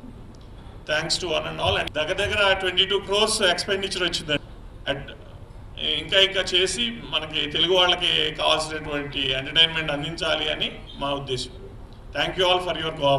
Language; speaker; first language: Telugu; native; Telugu